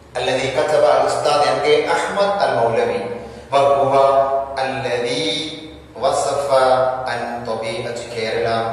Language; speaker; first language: Arabic; non-native, fluent; Malayalam